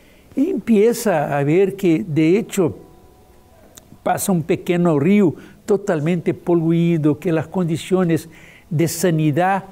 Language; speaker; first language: Spanish; non-native, fluent; Portuguese